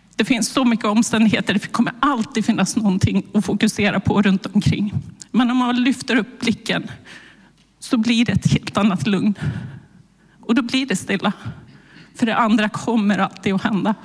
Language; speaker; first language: Swedish; early bilingual, other home language; Finnish